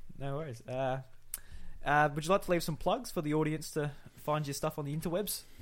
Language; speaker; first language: English; native; English